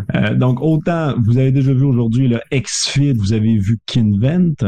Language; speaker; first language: French; native; French